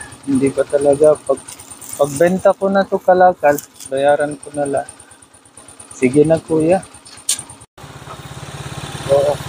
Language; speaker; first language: Filipino; non-native, learner; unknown